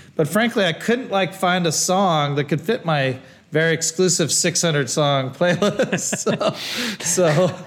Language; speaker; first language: English; native; English